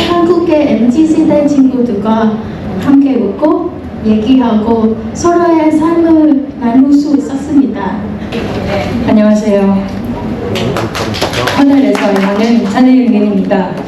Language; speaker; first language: Korean; non-native, fluent; Vietnamese